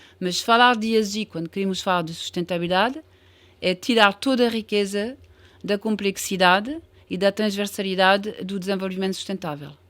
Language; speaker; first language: Portuguese; non-native, fluent; French